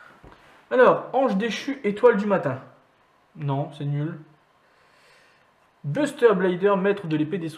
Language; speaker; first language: French; native; French